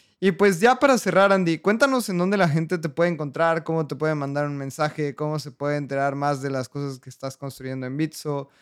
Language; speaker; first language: Spanish; native; Spanish